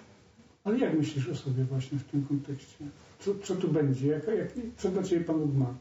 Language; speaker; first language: Polish; native; Polish